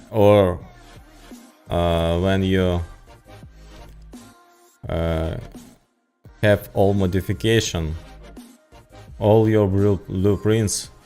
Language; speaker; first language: English; non-native, learner; Ukrainian